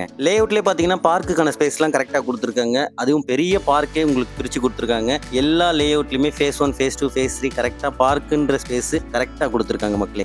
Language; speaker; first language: Tamil; native; Tamil